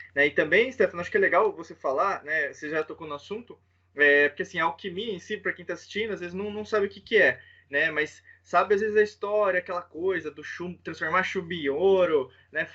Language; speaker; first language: Portuguese; native; Portuguese